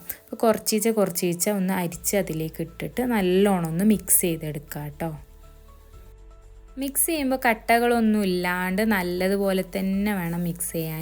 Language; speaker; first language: Malayalam; native; Malayalam